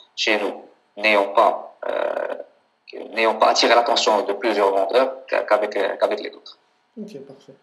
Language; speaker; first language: French; non-native, local second language; Arabic